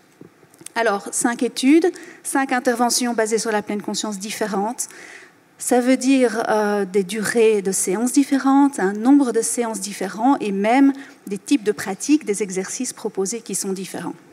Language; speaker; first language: French; native; French